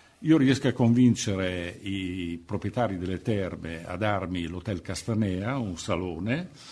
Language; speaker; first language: Italian; native; Italian